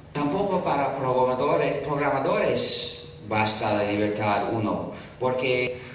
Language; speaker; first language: Spanish; non-native, fluent; English